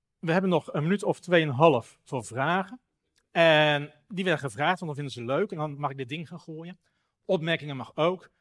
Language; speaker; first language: Dutch; native; Dutch